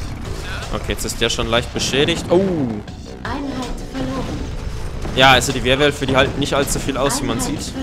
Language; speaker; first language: German; native; German